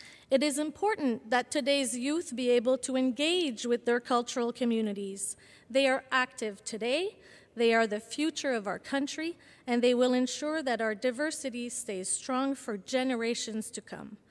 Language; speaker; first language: English; non-native, local second language; French